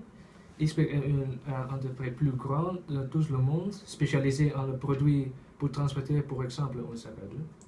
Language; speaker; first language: French; non-native, learner; Dutch